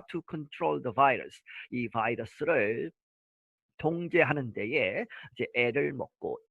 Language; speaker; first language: Korean; native; Korean